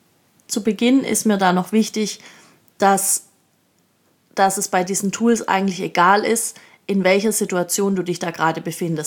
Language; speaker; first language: German; native; German